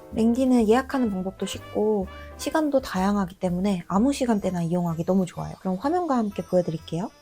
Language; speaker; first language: Korean; native; Korean